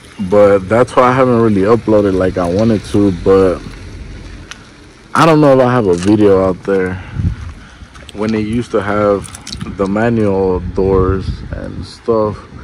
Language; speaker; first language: English; early bilingual, other home language; Spanish